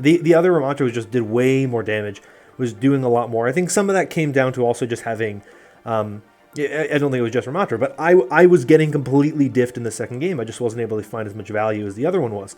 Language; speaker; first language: English; native; English